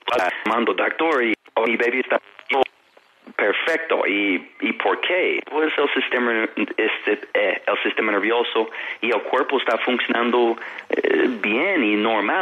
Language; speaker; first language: Spanish; non-native, fluent; English